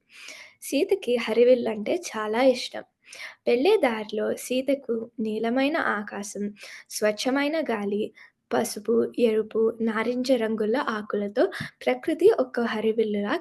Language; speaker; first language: Telugu; early bilingual, heritage; Telugu